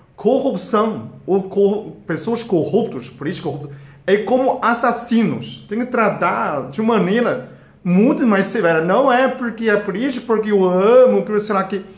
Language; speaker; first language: Portuguese; non-native, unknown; Chinese